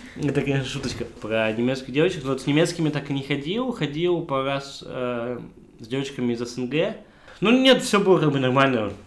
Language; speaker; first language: Russian; native; Russian